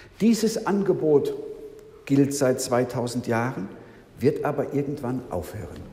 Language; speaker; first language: German; native; German